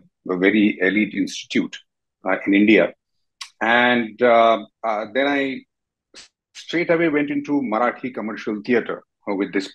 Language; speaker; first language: English; non-native, local second language; Marathi